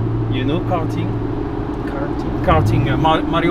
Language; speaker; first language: English; non-native, learner; French